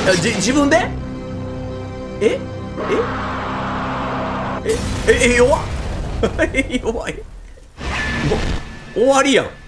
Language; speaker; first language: Japanese; native; Japanese